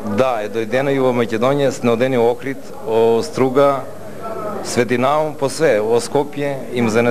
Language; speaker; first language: Macedonian; early bilingual, heritage; Macedonian